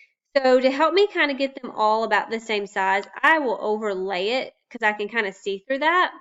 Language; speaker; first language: English; native; English